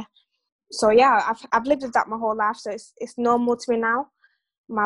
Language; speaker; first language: English; native; English